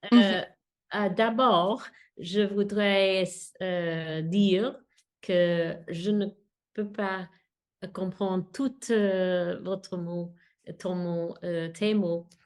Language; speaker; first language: French; non-native, learner; English